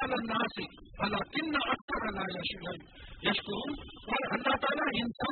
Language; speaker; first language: Urdu; native; Urdu